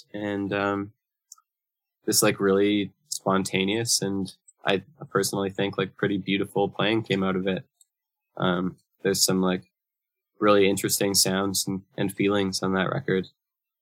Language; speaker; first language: English; native; English